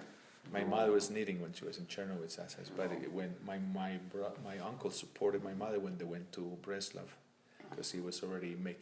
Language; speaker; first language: English; non-native, fluent; Spanish